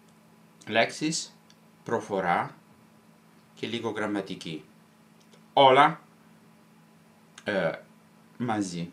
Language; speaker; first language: Greek; non-native, fluent; Italian